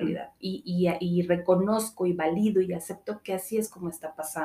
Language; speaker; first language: Spanish; native; Spanish